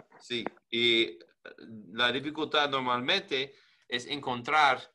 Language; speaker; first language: Spanish; non-native, learner; English